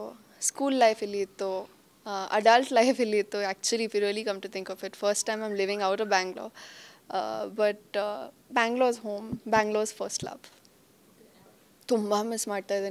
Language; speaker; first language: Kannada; non-native, local second language; Hindi